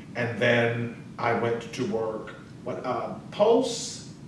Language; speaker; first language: English; native; English